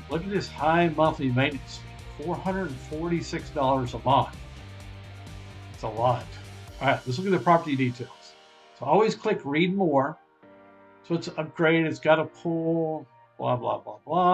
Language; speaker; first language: English; native; English